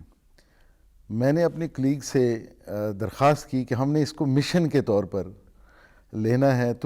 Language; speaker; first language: Urdu; non-native, local second language; Punjabi